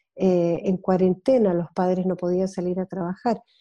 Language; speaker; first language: Spanish; early bilingual, heritage; Spanish